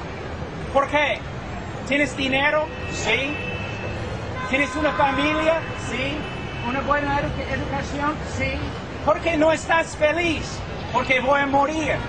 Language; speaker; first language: Spanish; non-native, fluent; English